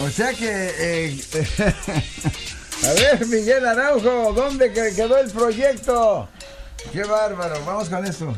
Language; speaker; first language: Spanish; native; Spanish